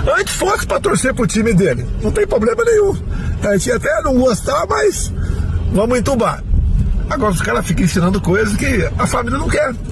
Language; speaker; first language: Portuguese; native; Portuguese